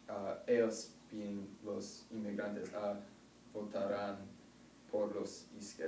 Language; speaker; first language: Spanish; non-native, learner; English